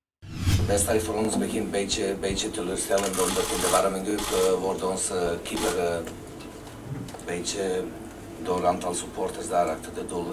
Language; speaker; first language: Dutch; non-native, fluent; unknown